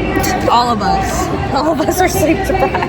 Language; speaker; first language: English; native; English